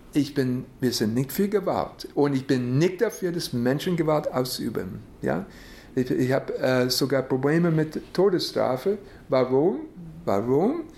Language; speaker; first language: German; non-native, fluent; English